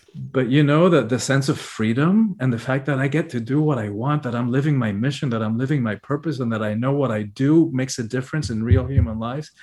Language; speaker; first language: English; early bilingual, other home language; Spanish